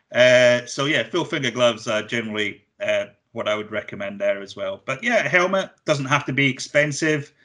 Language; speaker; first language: English; native; English